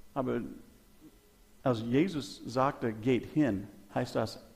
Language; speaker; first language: German; non-native, fluent; English